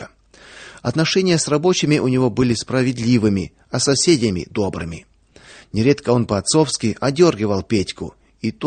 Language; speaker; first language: Russian; native; Russian